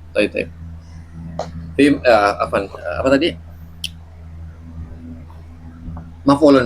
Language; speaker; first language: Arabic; non-native, learner; Indonesian